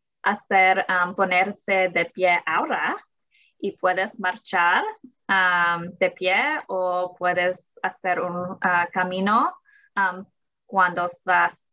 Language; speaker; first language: Spanish; early bilingual, heritage; English